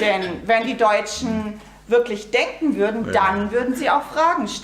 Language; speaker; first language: German; native; German